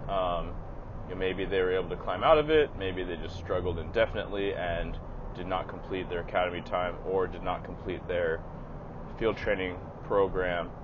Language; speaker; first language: English; native; English